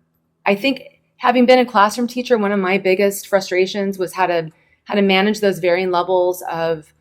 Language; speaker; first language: English; native; English